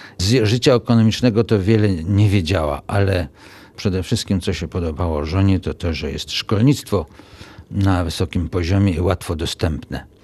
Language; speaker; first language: Polish; native; Polish